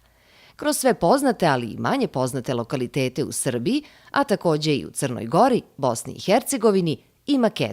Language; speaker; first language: Serbian; native; Serbian